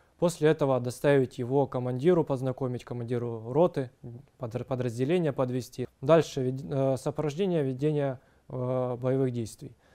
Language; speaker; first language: Russian; native; Russian